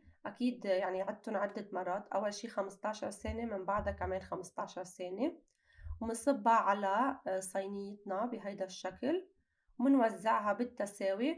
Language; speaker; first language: Arabic; native; Arabic